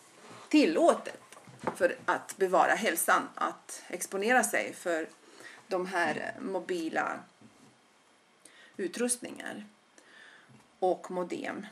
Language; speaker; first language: Swedish; non-native, fluent; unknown